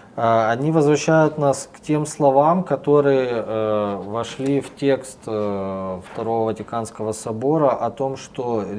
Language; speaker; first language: Russian; native; Russian